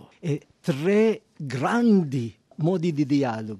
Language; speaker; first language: Italian; non-native, fluent; Filipino